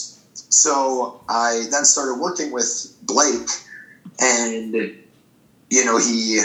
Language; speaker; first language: English; native; English